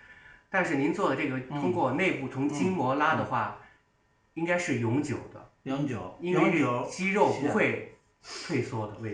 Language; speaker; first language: Chinese; native; Chinese